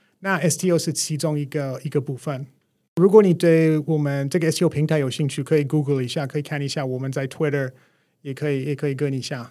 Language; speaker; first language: Chinese; non-native, fluent; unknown